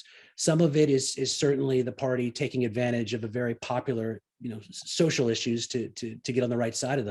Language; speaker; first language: English; native; English